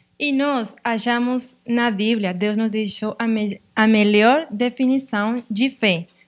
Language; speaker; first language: Portuguese; non-native, learner; Spanish